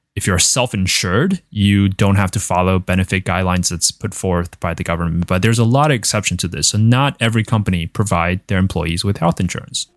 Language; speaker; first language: English; non-native, fluent; Chinese